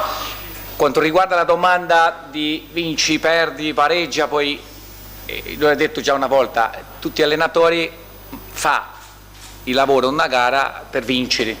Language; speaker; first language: Italian; non-native, fluent; Portuguese